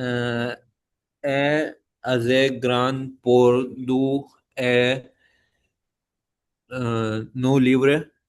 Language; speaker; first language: French; non-native, learner; Hindi